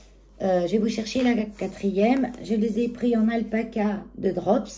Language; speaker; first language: French; native; French